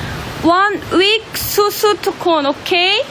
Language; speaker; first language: English; non-native, learner; Korean